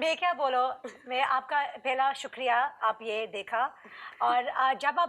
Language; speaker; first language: Hindi; non-native, learner; English